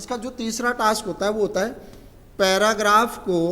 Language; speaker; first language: Hindi; native; Hindi